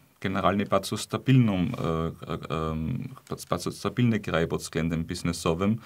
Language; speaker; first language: Polish; non-native, fluent; German